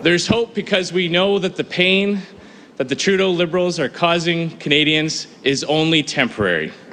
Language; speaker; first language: English; native; English